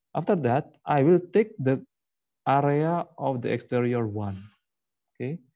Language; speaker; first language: English; non-native, fluent; Indonesian